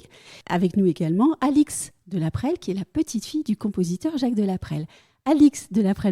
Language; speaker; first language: French; native; French